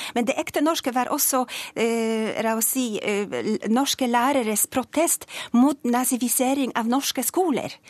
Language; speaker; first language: Norwegian; non-native, fluent; Polish